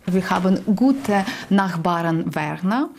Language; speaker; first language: German; non-native, learner; Ukrainian